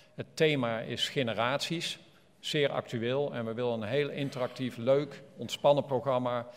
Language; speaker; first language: Dutch; native; Dutch